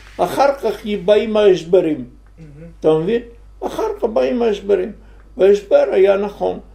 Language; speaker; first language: Hebrew; non-native, fluent; Italian